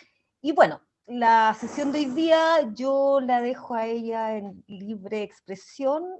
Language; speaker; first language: Spanish; native; Spanish